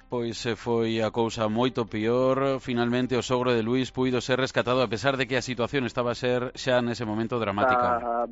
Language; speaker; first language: Galician; native; Galician